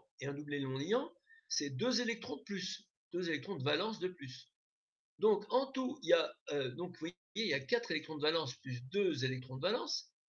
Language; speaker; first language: French; native; French